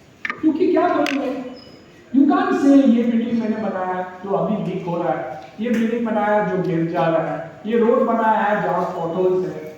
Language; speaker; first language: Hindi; non-native, local second language; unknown